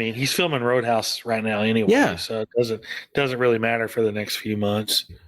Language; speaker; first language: English; native; English